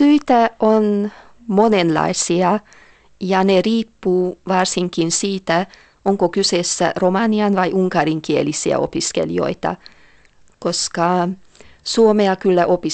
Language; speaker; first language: Finnish; non-native, fluent; Hungarian